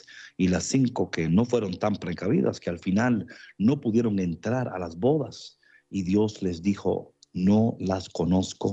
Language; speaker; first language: Spanish; native; Spanish